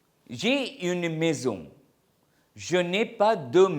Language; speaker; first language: French; non-native, fluent; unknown